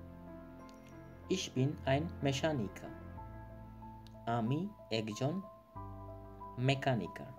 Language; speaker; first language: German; non-native, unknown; Bangla